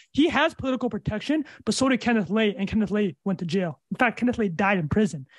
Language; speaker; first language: English; native; English